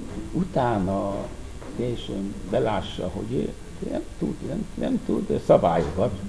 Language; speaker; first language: Hungarian; non-native, fluent; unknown